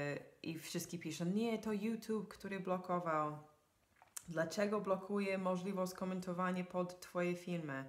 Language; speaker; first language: Polish; non-native, fluent; English